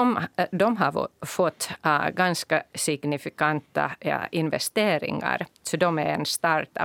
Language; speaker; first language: Swedish; non-native, local second language; Finnish